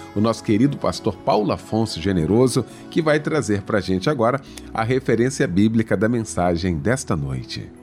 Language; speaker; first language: Portuguese; native; Portuguese